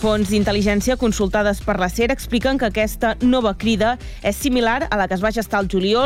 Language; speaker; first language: Catalan; native; Catalan